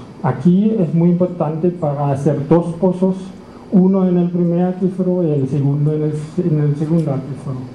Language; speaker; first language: Spanish; non-native, learner; German